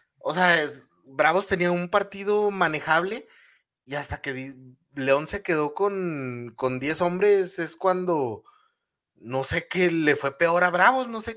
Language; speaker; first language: Spanish; native; Spanish